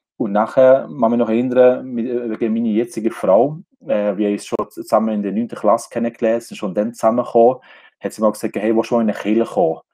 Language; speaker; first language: German; non-native, fluent; Albanian